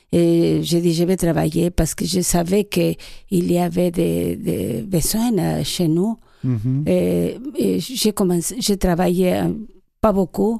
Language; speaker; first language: French; non-native, learner; Spanish